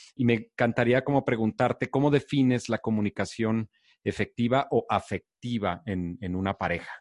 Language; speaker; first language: Spanish; native; Spanish